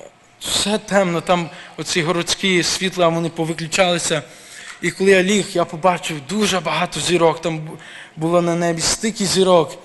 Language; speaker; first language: Ukrainian; early bilingual, heritage; Ukrainian